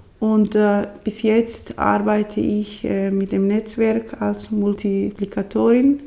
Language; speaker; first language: German; non-native, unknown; Somali